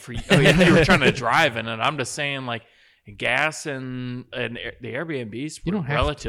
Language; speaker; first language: English; native; English